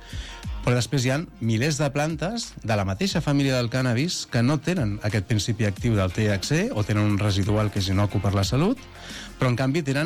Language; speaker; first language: Catalan; native; Catalan